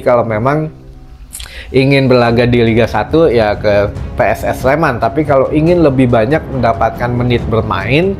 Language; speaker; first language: Indonesian; native; Indonesian